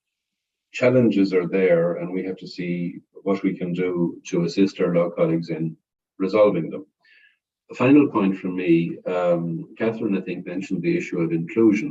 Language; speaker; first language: English; non-native, fluent; Irish